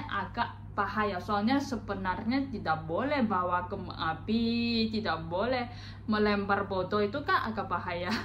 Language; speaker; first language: Indonesian; non-native, fluent; Chinese